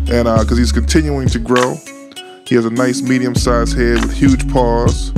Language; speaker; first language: English; native; English